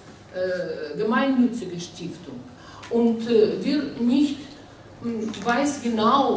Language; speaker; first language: German; non-native, learner; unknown